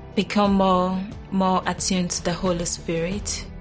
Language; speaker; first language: English; non-native, local second language; Yoruba